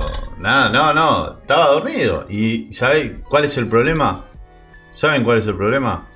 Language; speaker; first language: Spanish; native; Spanish